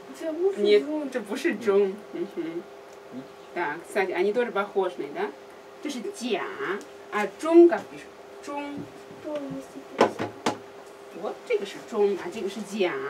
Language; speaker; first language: Russian; non-native, learner; Chinese